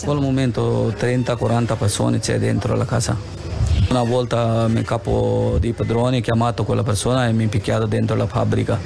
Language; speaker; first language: Italian; non-native, learner; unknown